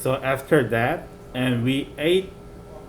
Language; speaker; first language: English; non-native, fluent; Korean